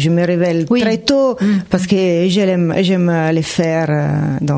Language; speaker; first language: French; non-native, fluent; Italian